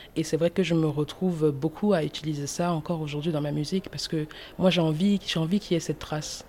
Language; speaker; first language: French; early bilingual, other home language; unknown